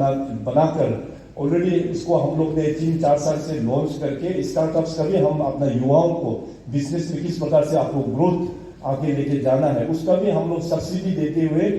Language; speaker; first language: Hindi; non-native, local second language; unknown